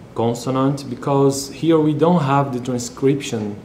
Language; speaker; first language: English; non-native, learner; Portuguese